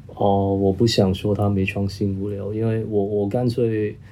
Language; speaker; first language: Chinese; non-native, local second language; Cantonese